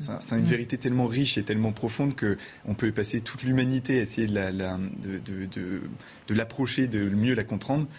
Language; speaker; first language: French; native; French